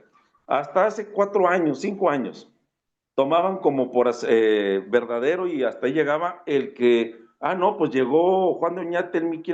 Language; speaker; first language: Spanish; native; Spanish